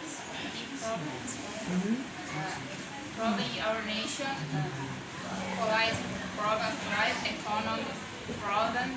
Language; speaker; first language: English; non-native, learner; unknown